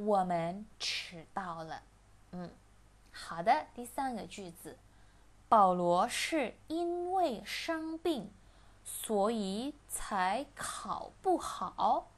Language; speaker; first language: Chinese; non-native, fluent; Indonesian